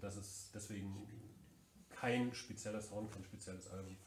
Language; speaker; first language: German; native; German